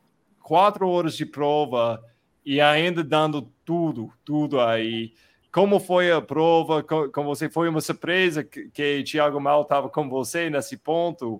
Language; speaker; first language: Portuguese; non-native, fluent; English